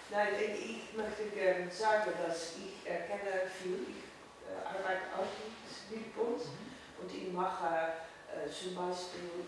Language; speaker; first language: German; non-native, learner; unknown